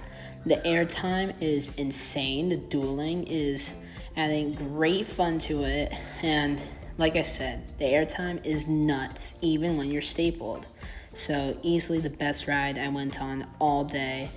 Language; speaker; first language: English; native; English